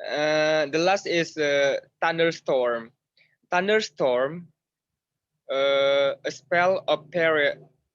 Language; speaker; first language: English; non-native, learner; Indonesian